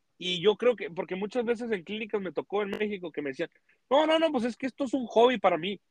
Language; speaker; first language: Spanish; early bilingual, heritage; Spanish